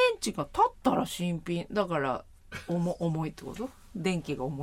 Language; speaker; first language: Japanese; native; Japanese